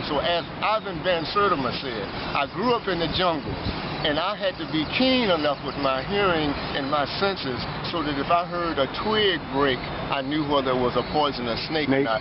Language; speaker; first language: English; native; English